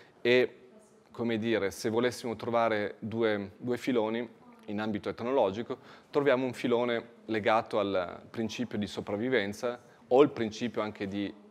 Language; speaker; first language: Italian; native; Italian